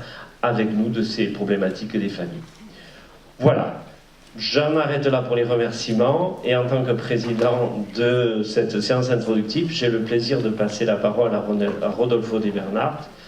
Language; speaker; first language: French; native; French